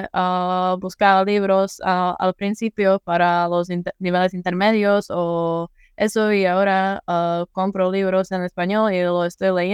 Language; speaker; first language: Spanish; non-native, fluent; Czech